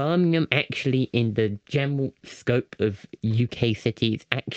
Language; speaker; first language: English; native; English